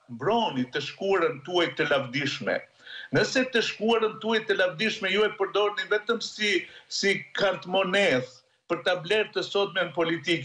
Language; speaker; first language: Albanian; native; Albanian